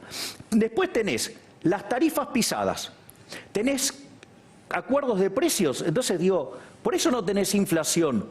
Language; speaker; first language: Spanish; native; Spanish